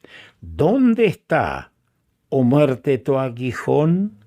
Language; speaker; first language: Spanish; native; Spanish